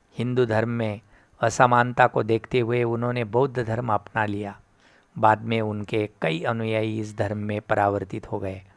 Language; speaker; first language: Hindi; non-native, local second language; Marathi